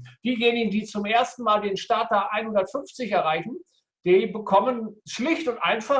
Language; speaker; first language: German; native; German